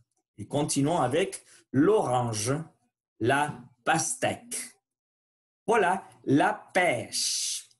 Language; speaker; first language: French; non-native, learner; Spanish